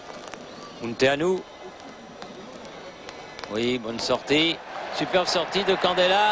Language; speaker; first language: French; native; French